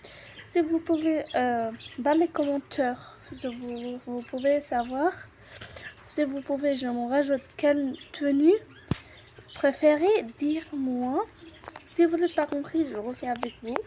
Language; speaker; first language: French; non-native, learner; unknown